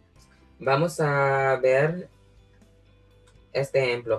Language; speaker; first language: Spanish; non-native, fluent; Filipino